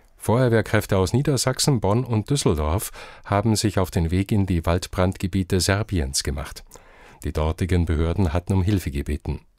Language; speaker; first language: German; native; German